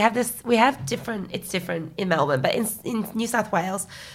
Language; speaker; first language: English; early bilingual, other home language; Chinese